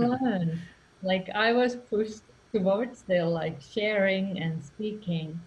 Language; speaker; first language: English; non-native, fluent; Finnish